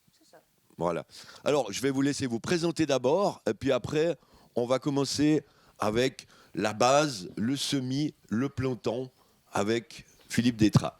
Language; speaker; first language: French; native; French